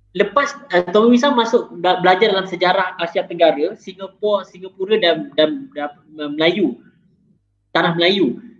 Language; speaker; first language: Malay; native; Malay